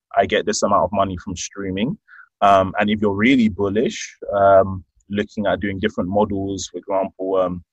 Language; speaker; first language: English; native; English